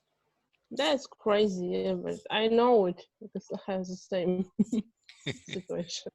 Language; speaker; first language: English; non-native, fluent; Russian